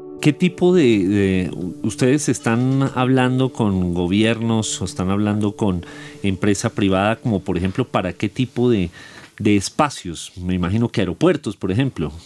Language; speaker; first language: Spanish; native; Spanish